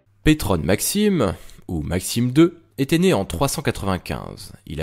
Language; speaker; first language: French; native; French